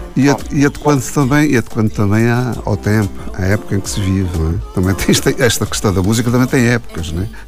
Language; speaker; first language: Portuguese; native; Portuguese